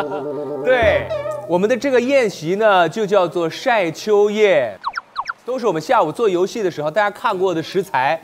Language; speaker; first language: Chinese; native; Chinese